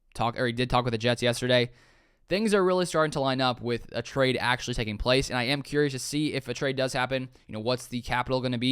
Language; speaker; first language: English; native; English